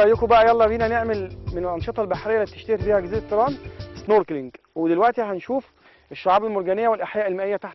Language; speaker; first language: Arabic; native; Arabic